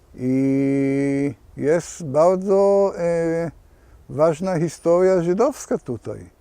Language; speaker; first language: Polish; early bilingual, heritage; Polish